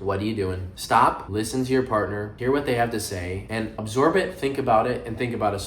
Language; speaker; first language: English; native; English